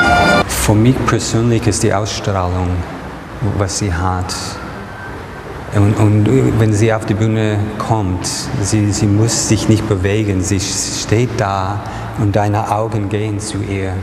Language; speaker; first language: German; non-native, fluent; English